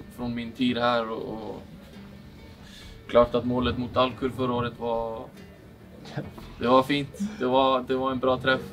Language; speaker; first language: Swedish; non-native, fluent; Icelandic